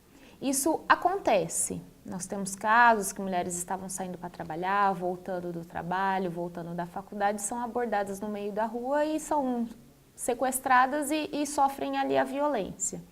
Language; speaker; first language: Portuguese; native; Portuguese